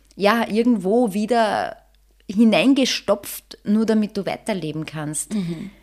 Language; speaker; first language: German; early bilingual, other home language; Bosnian